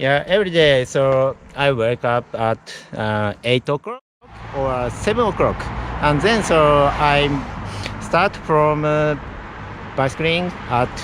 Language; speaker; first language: English; non-native, learner; Japanese